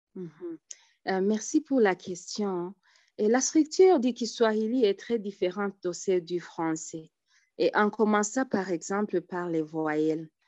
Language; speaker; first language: French; non-native, local second language; Rundi